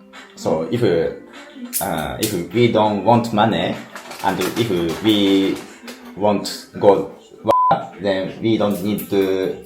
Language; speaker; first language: English; non-native, learner; Japanese